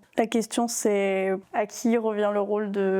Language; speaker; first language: French; native; French